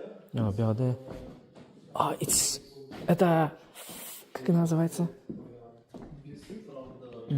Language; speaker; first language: Russian; non-native, fluent; Uzbek